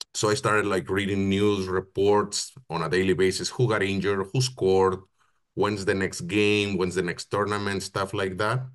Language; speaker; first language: English; non-native, fluent; Spanish